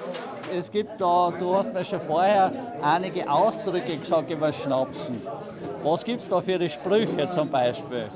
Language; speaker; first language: German; native; German